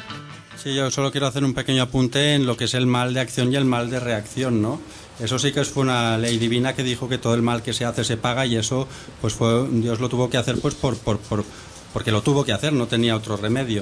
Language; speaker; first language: Spanish; native; Spanish